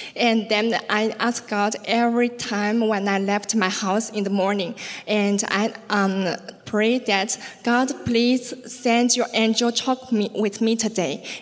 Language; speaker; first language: English; non-native, learner; Chinese